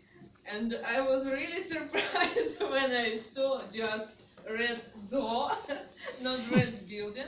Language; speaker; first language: English; non-native, learner; Russian